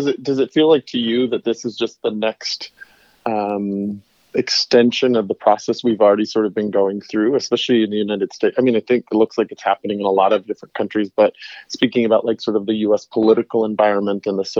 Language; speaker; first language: English; native; English